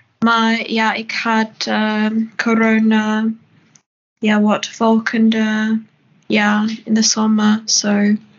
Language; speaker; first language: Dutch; non-native, learner; German